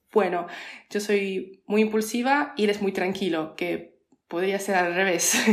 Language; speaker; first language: Spanish; non-native, fluent; Polish